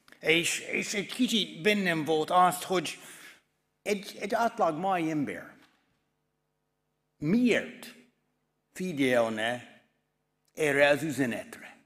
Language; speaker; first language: Hungarian; non-native, fluent; English